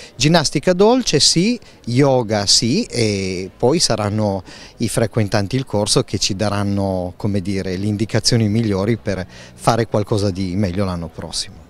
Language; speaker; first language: Italian; native; Italian